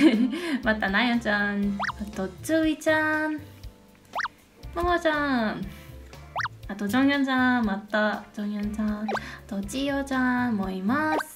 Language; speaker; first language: Japanese; non-native, learner; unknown